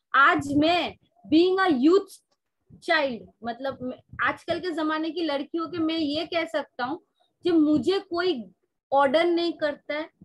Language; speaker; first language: Hindi; non-native, local second language; Bangla